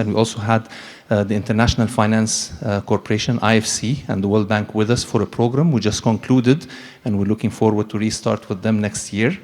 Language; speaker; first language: English; non-native, fluent; Arabic